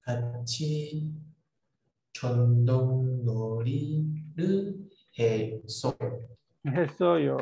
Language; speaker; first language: Korean; non-native, learner; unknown